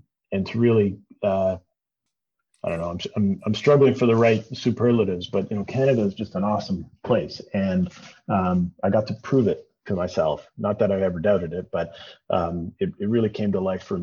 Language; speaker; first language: English; native; English